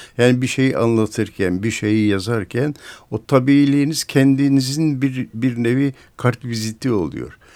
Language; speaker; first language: Turkish; native; Turkish